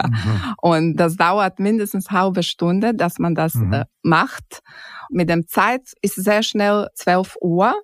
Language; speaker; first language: German; non-native, fluent; Croatian